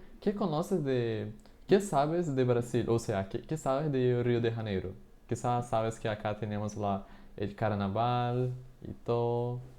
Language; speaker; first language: Spanish; non-native, fluent; Portuguese